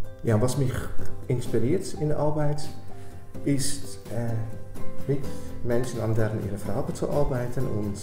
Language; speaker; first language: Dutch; non-native, learner; German